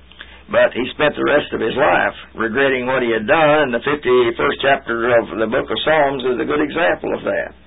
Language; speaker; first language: English; native; English